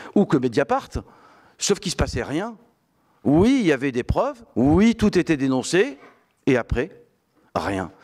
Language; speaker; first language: French; non-native, local second language; Arabic